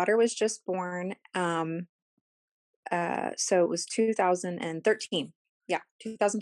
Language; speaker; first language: English; native; English